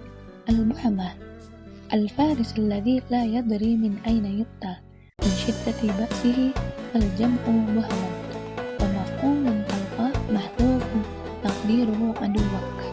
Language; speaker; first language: Arabic; non-native, learner; Indonesian